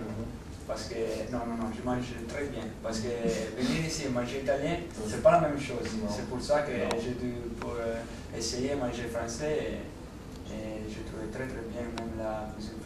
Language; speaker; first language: French; non-native, fluent; Italian